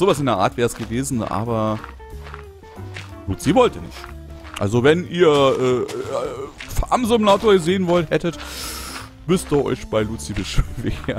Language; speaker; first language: German; native; German